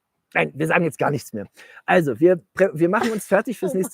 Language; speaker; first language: German; native; German